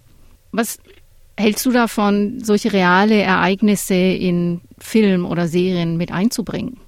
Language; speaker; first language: German; native; German